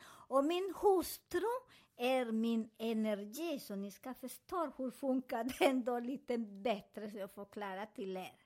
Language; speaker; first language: Swedish; non-native, fluent; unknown